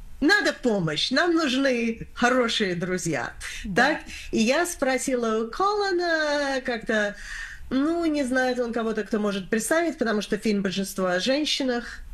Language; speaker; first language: Russian; early bilingual, other home language; English